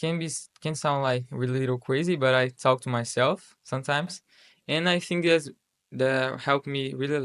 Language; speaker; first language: English; non-native, learner; Portuguese